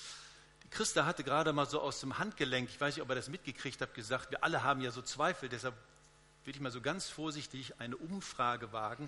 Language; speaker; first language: German; native; German